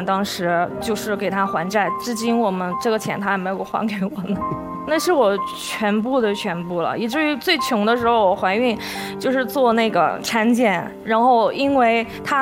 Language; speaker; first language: Chinese; native; Chinese